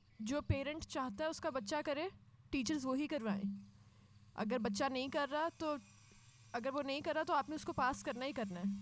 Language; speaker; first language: Urdu; native; Urdu